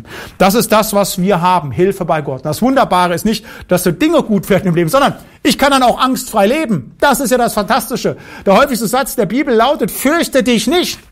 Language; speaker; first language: German; native; German